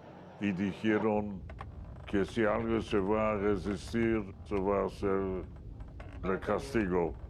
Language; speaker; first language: Spanish; non-native, fluent; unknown